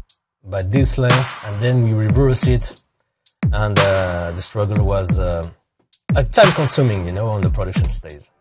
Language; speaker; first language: English; non-native, fluent; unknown